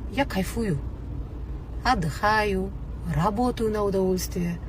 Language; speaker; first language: Russian; non-native, local second language; Kazakh